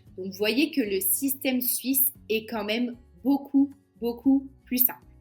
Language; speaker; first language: French; native; French